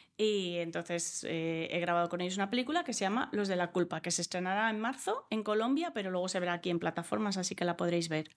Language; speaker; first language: Spanish; early bilingual, other home language; English